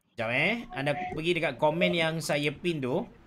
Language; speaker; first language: Malay; native; Malay